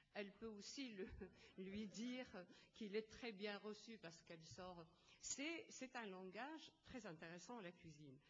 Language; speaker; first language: French; non-native, local second language; Arabic